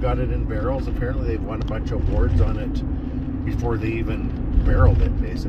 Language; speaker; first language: English; native; English